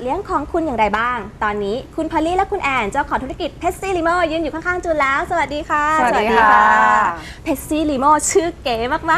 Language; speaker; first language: Thai; native; Thai